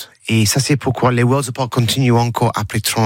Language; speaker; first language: French; non-native, learner; English